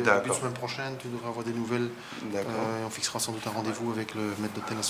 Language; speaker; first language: French; native; French